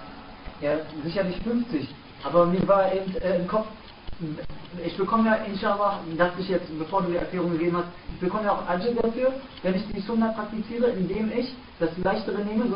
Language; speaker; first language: German; native; German